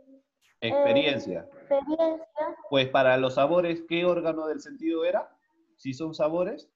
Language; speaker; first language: Spanish; native; Spanish